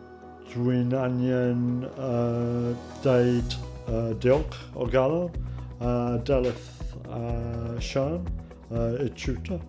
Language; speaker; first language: Welsh; non-native, learner; English